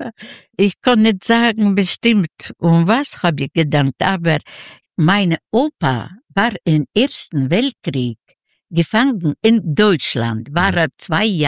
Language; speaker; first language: German; non-native, learner; Yiddish